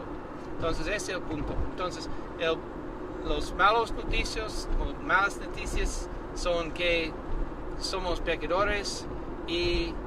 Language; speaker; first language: Spanish; non-native, learner; English